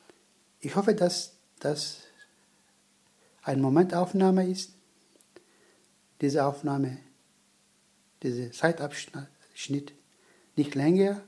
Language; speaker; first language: German; non-native, learner; Turkish